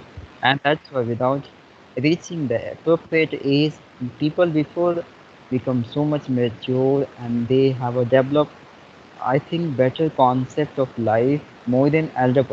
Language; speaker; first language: English; non-native, fluent; Hindi